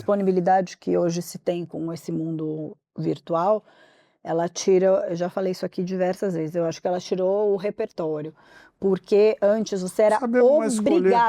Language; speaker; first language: Portuguese; native; Portuguese